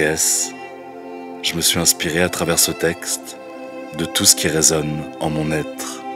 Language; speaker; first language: French; native; French